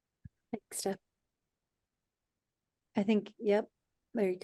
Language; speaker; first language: English; native; English